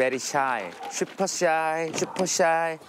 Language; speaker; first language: English; non-native, learner; Korean